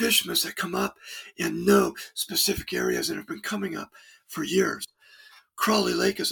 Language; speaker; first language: English; native; English